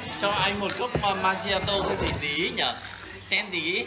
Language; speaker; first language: Vietnamese; native; Vietnamese